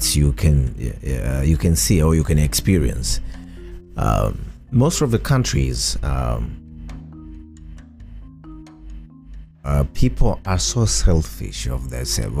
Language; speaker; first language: English; non-native, local second language; Swahili